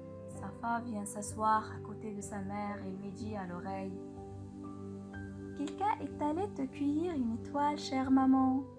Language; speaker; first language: French; non-native, local second language; Arabic